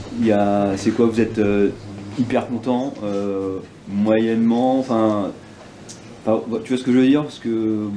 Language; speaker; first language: French; native; French